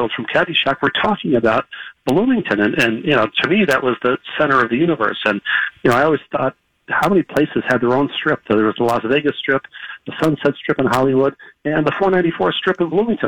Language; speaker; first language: English; native; English